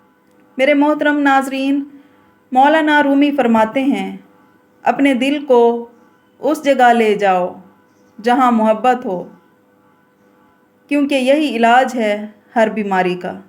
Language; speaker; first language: Urdu; native; Urdu